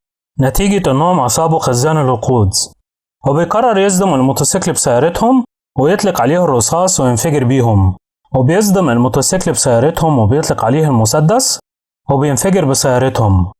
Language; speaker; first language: Arabic; native; Arabic